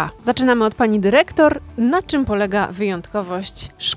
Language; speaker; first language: Polish; native; Polish